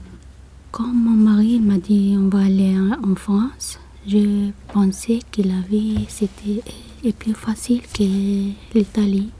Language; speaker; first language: French; non-native, learner; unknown